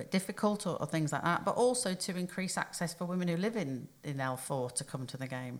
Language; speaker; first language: English; native; English